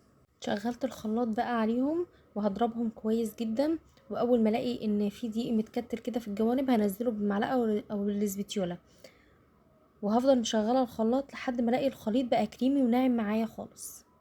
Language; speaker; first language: Arabic; native; Arabic